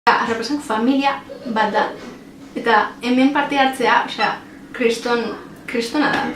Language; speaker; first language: Basque; non-native, local second language; Spanish